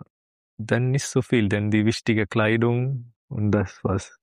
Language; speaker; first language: German; non-native, learner; Malayalam